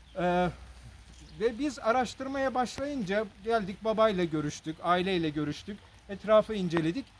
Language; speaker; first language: Turkish; native; Turkish